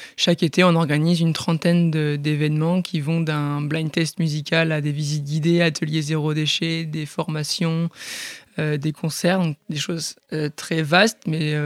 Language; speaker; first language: French; native; French